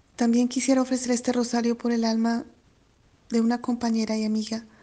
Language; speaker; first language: Spanish; native; Spanish